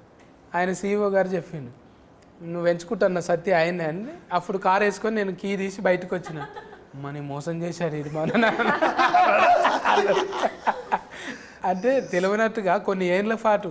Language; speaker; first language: Telugu; native; Telugu